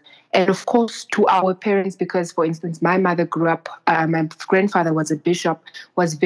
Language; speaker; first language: English; non-native, local second language; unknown